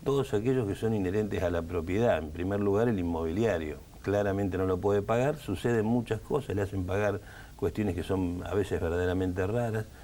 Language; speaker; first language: Spanish; native; Spanish